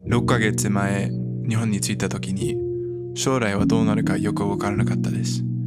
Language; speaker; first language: Japanese; non-native, fluent; English